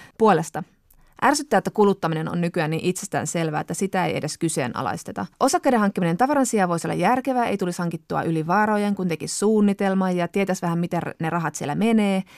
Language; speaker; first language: Finnish; native; Finnish